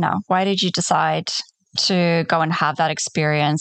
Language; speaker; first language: English; non-native, fluent; Polish